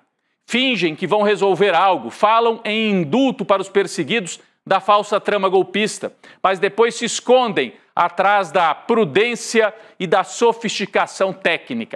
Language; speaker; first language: Portuguese; native; Portuguese